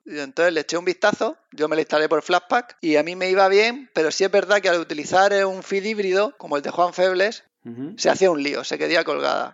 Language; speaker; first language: Spanish; native; Spanish